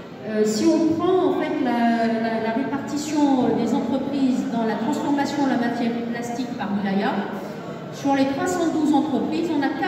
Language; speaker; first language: French; non-native, local second language; Arabic